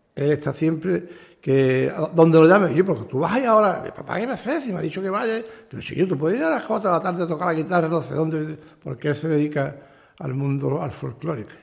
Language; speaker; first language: Spanish; native; Spanish